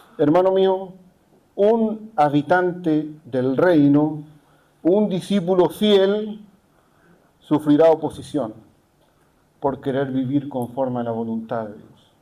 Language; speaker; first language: Spanish; native; Spanish